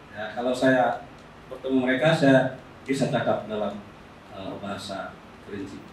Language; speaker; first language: Indonesian; non-native, local second language; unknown